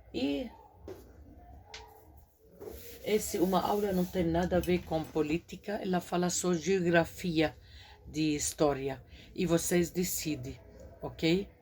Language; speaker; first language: Portuguese; non-native, fluent; Arabic